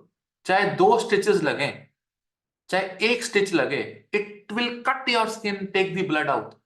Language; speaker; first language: English; non-native, local second language; Hindi